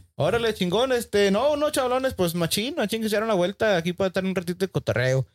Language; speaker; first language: Spanish; early bilingual, heritage; Spanish